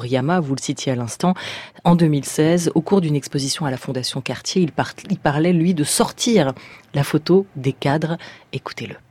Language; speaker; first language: French; native; French